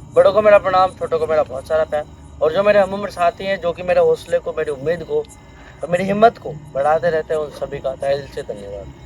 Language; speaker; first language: Hindi; native; Hindi